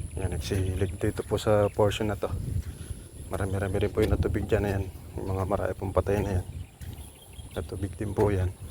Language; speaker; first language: Filipino; native; Filipino